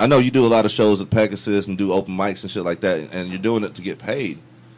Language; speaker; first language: English; native; English